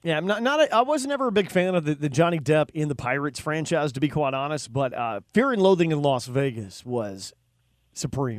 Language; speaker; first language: English; native; English